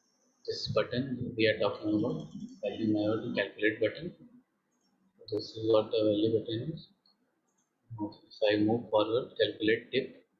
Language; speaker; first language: English; non-native, fluent; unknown